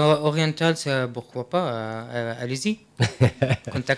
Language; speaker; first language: French; non-native, learner; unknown